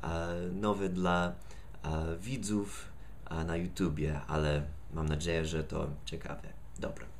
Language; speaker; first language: Polish; non-native, fluent; English